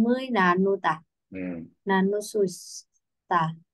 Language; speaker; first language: Korean; non-native, learner; Vietnamese